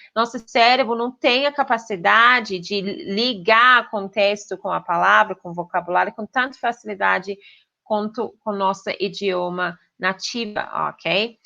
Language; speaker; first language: Portuguese; non-native, fluent; English